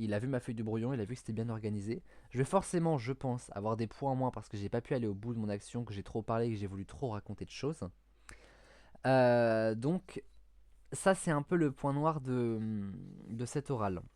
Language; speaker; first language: French; native; French